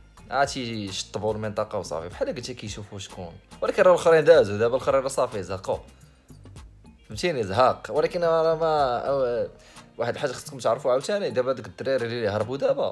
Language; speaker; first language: Arabic; native; Arabic